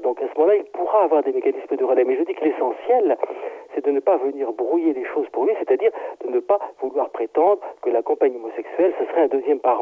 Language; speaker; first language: French; native; French